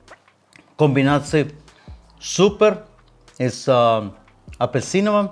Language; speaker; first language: Russian; non-native, learner; Spanish